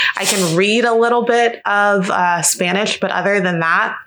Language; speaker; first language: English; native; English